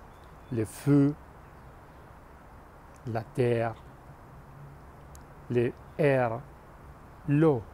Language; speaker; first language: French; non-native, learner; Spanish